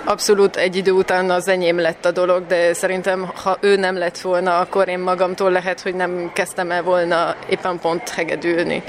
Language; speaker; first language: Hungarian; early bilingual, heritage; Hungarian